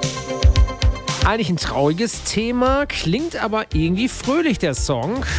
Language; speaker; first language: German; native; German